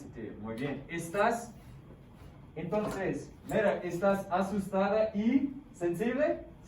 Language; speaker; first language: Spanish; non-native, fluent; English